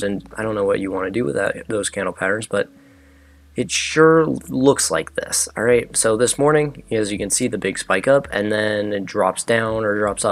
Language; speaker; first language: English; native; English